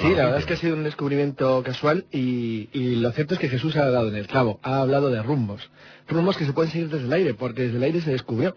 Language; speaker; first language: Spanish; native; Spanish